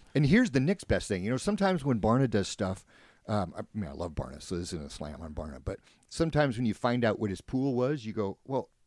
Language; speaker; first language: English; native; English